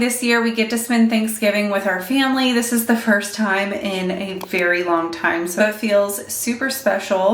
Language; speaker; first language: English; native; English